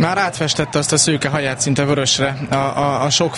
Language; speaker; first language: Hungarian; native; Hungarian